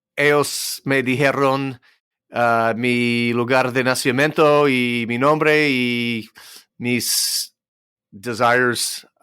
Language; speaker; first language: Spanish; non-native, learner; English